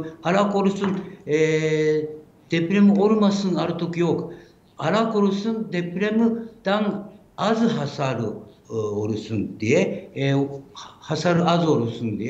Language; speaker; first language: Turkish; non-native, fluent; Japanese